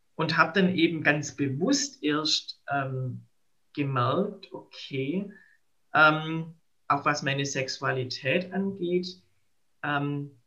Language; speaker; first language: German; native; German